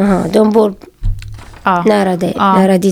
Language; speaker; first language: Swedish; non-native, learner; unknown